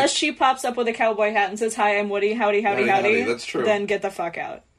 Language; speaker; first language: English; native; English